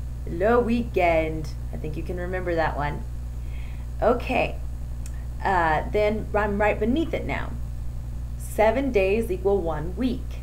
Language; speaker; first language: English; native; English